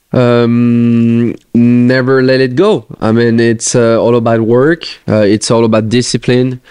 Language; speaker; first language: English; non-native, fluent; French